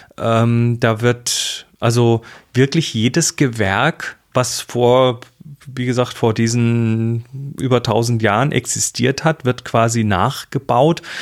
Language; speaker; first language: German; native; German